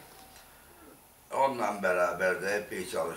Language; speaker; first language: Turkish; native; Turkish